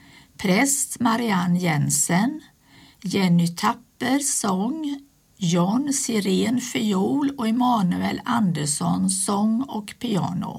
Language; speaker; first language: Swedish; native; Swedish